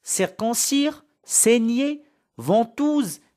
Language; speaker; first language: French; non-native, local second language; Arabic